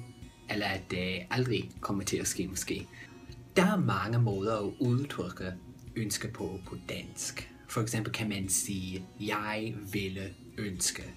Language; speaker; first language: Danish; non-native, fluent; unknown